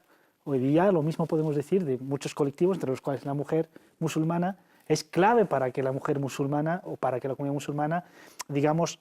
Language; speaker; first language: Spanish; native; Spanish